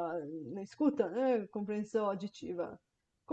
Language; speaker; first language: Portuguese; non-native, fluent; Bulgarian